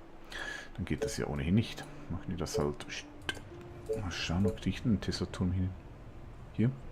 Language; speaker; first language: German; native; German